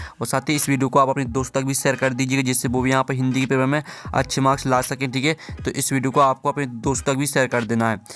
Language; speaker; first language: Hindi; native; Hindi